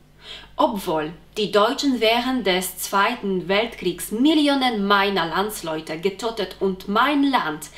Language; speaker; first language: German; non-native, fluent; Polish